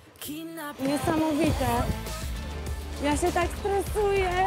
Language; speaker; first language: Polish; native; Polish